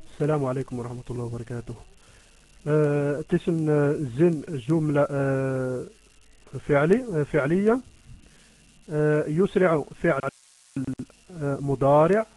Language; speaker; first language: Arabic; non-native, learner; Dutch